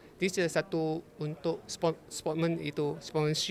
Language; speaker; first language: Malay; non-native, local second language; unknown